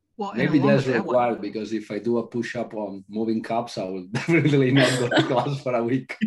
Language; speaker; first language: English; non-native, fluent; Italian